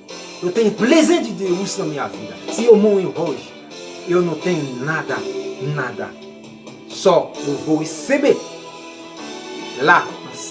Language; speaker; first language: Portuguese; non-native, learner; Haitian Creole